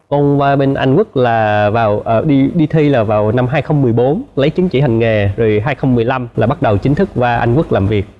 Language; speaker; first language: Vietnamese; native; Vietnamese